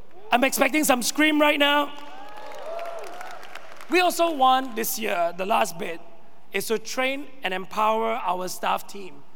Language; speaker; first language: English; non-native, local second language; Chinese